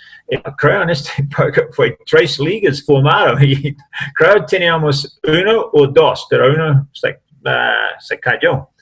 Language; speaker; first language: Spanish; non-native, learner; English